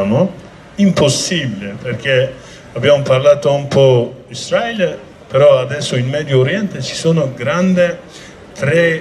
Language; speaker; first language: Italian; non-native, learner; Kurdish